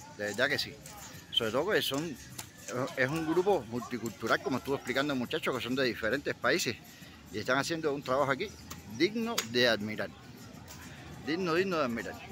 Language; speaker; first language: Spanish; native; Spanish